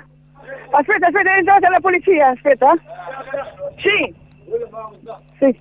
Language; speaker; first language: Italian; non-native, fluent; Arabic